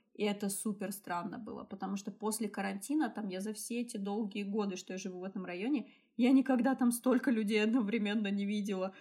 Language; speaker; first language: Russian; native; Russian